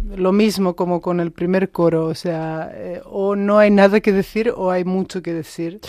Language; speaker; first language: Spanish; non-native, fluent; Macedonian